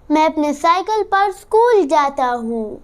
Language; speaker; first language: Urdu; early bilingual, heritage; Urdu